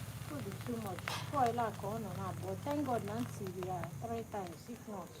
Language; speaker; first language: English; non-native, local second language; Igbo